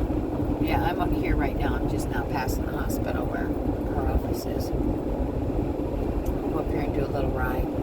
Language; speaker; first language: English; native; English